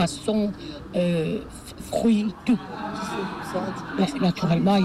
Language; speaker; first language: French; native; French